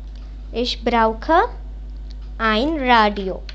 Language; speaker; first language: German; non-native, learner; Hindi